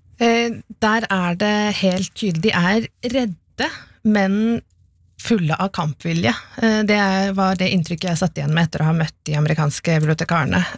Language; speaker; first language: Norwegian; native; Norwegian